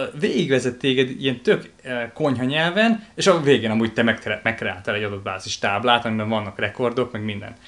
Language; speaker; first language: Hungarian; native; Hungarian